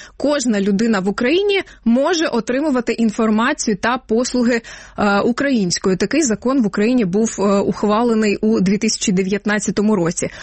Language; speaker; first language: Ukrainian; native; Ukrainian